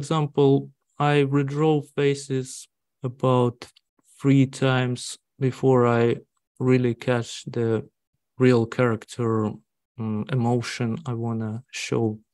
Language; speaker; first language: English; non-native, learner; Russian